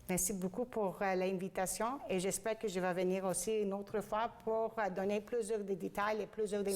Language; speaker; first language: French; non-native, fluent; Greek